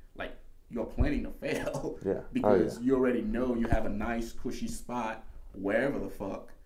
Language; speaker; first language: English; native; English